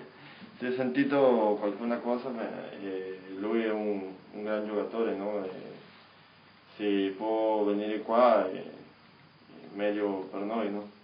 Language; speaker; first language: Italian; non-native, learner; Spanish